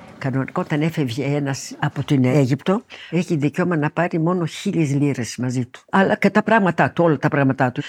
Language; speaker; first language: Greek; early bilingual, heritage; Greek